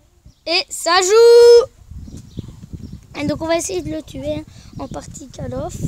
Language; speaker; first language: French; native; French